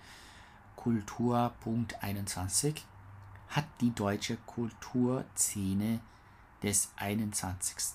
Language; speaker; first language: German; non-native, learner; English